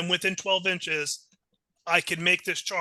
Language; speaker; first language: English; native; English